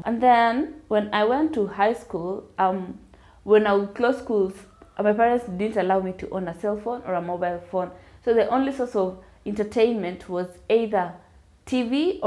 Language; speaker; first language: English; non-native, local second language; Luyia